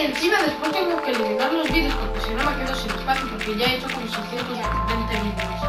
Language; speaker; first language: Spanish; native; Spanish